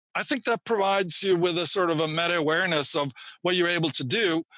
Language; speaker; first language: English; non-native, fluent; Swedish